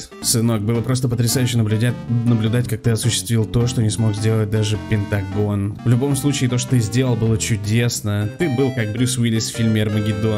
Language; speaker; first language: Russian; native; Russian